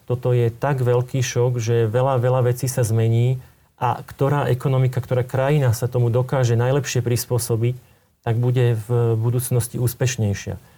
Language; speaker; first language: Slovak; native; Slovak